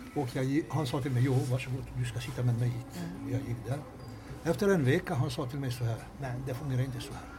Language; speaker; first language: Swedish; non-native, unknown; Albanian